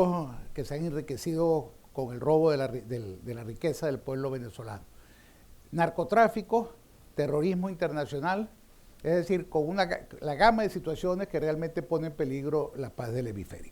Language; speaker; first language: Spanish; native; Spanish